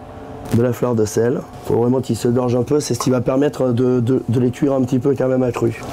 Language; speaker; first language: French; native; French